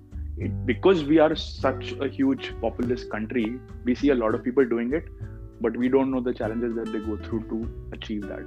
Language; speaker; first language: English; non-native, local second language; Hindi